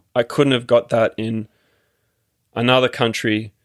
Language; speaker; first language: English; native; English